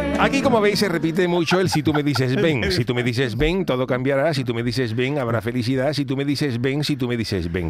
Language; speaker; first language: Spanish; native; Spanish